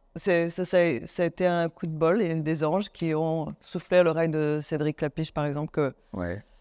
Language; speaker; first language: French; native; French